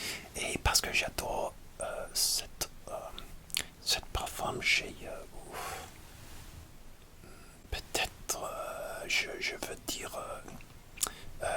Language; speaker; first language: French; non-native, learner; English